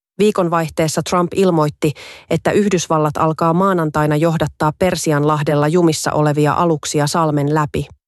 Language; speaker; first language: Finnish; native; Finnish